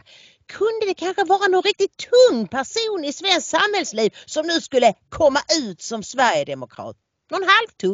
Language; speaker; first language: Swedish; native; Swedish